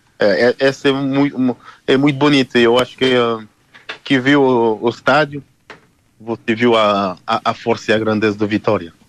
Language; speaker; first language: Portuguese; non-native, learner; French